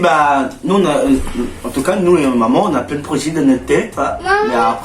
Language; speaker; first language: French; native; French